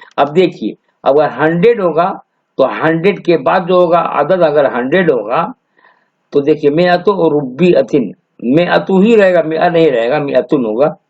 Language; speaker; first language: Urdu; native; Urdu